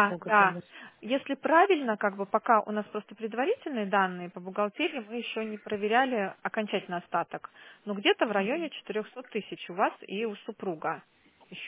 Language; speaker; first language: Russian; native; Russian